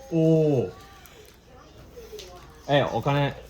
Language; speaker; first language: Japanese; non-native, learner; Cantonese